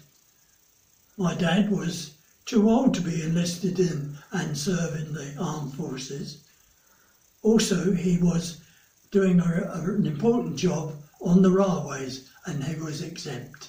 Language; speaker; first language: English; native; English